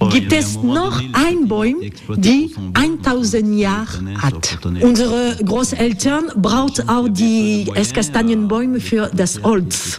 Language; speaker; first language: German; non-native, learner; French